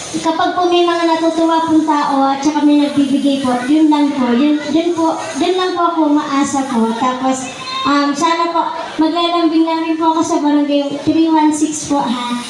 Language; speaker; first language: Filipino; native; Filipino